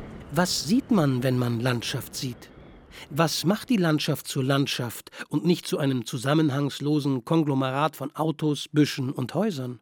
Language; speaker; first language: German; native; German